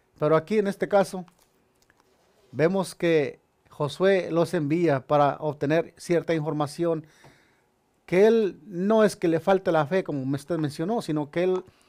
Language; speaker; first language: Spanish; native; Spanish